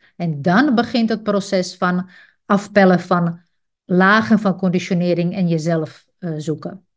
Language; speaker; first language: Dutch; non-native, fluent; Czech